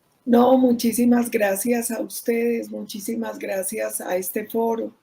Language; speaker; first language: Spanish; native; Spanish